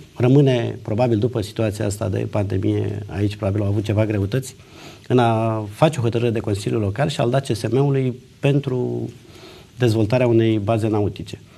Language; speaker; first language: Romanian; native; Romanian